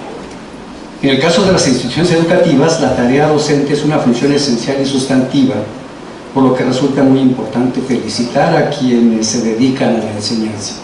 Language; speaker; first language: Spanish; native; Spanish